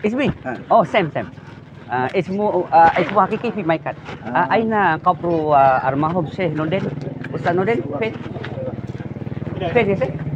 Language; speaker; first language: Arabic; non-native, learner; Malay